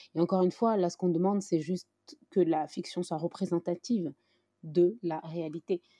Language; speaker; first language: French; native; French